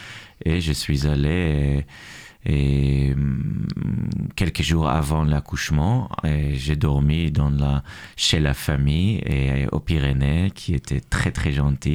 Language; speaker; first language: French; non-native, fluent; Hebrew